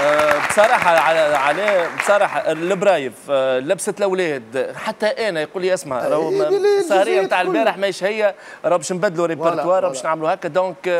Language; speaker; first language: Arabic; native; Arabic